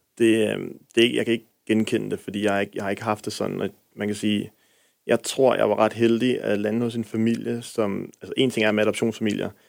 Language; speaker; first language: Danish; native; Danish